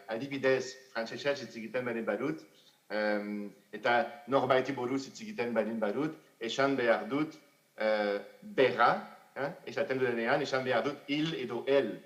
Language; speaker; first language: Basque; non-native, fluent; French